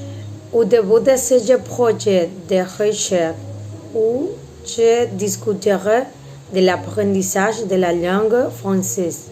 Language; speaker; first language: French; non-native, learner; Spanish